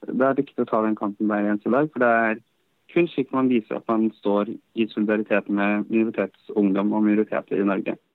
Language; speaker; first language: Norwegian; early bilingual, other home language; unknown